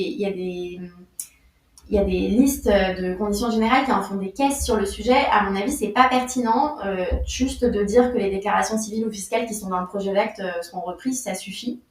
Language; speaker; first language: French; native; French